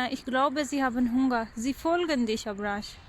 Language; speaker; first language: German; non-native, learner; Urdu